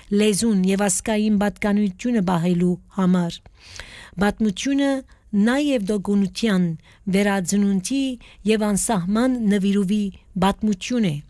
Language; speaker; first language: Armenian; native; Armenian